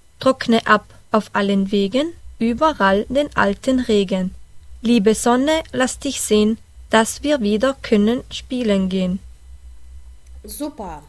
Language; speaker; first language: German; non-native, fluent; Ukrainian